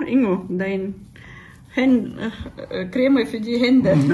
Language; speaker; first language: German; non-native, fluent; Russian